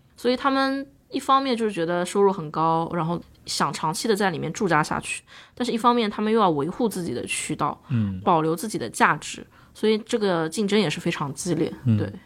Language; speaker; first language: Chinese; native; Chinese